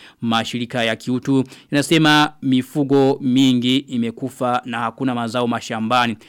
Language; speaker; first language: Swahili; non-native, local second language; Rundi